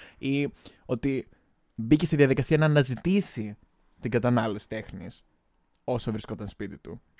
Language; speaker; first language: Greek; native; Greek